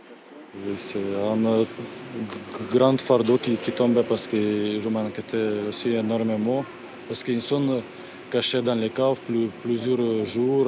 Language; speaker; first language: French; non-native, learner; Ukrainian